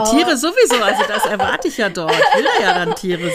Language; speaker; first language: German; native; German